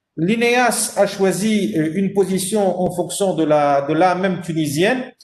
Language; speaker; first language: French; non-native, local second language; Arabic